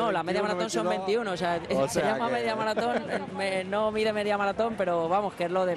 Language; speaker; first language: Spanish; native; Spanish